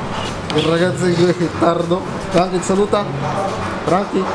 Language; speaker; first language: Italian; non-native, learner; Filipino